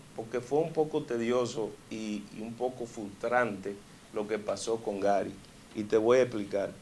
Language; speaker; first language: Spanish; early bilingual, heritage; Spanish